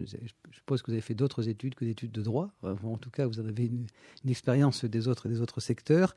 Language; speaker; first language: French; native; French